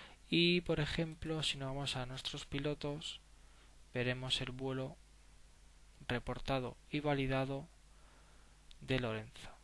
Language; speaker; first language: Spanish; native; Spanish